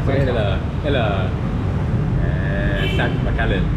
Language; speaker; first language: Vietnamese; non-native, learner; English